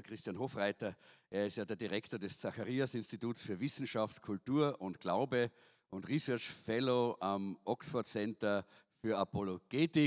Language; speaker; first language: German; native; German